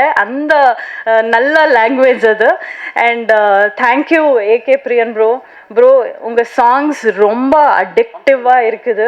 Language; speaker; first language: Tamil; non-native, learner; Hindi